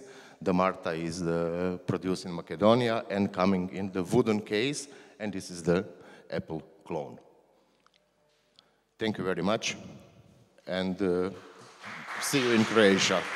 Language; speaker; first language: English; non-native, learner; Croatian